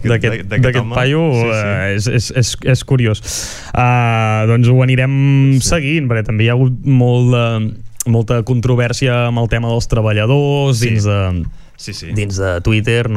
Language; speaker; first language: Catalan; native; Catalan